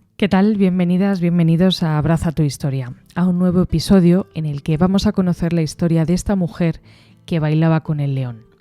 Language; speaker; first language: Spanish; native; Spanish